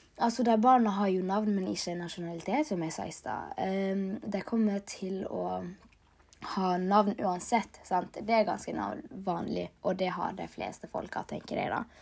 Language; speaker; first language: Norwegian; early bilingual, other home language; Tigrinya